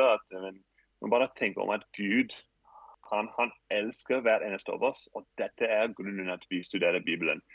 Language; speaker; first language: Norwegian; non-native, fluent; English